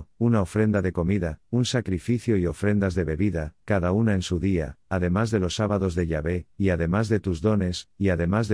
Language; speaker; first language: Spanish; native; Spanish